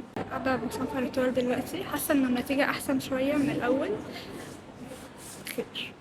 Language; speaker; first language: Arabic; native; Arabic